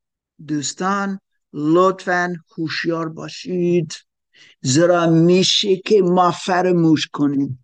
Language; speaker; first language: Persian; non-native, fluent; German